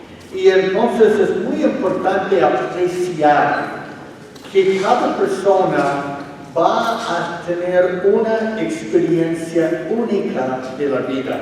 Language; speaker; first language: Spanish; non-native, fluent; English